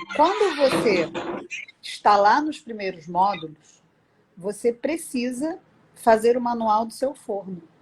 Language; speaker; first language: Portuguese; native; Portuguese